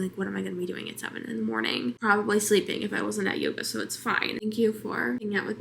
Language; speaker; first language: English; native; English